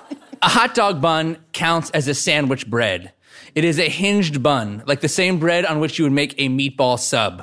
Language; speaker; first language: English; native; English